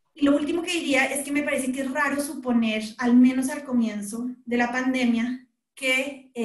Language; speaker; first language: Spanish; native; Spanish